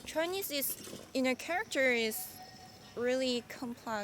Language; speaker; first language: English; non-native, learner; Korean